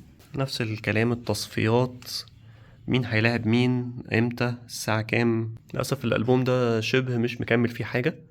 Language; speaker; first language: Arabic; native; Arabic